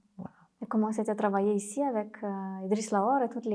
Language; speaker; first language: French; non-native, fluent; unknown